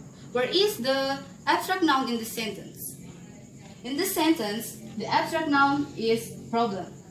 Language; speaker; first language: English; non-native, learner; Indonesian